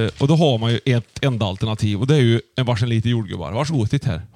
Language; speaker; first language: Swedish; native; Swedish